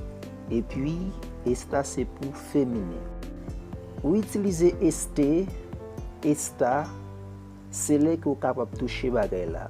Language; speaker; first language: French; non-native, local second language; Haitian Creole